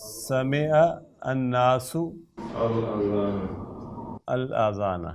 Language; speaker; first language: Arabic; non-native, fluent; Urdu